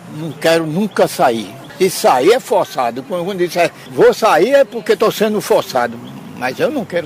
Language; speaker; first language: Portuguese; native; Portuguese